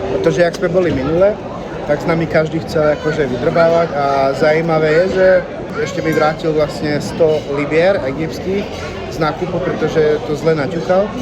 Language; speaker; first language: Slovak; non-native, local second language; Hungarian